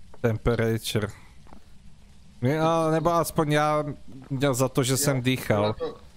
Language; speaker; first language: Czech; native; Czech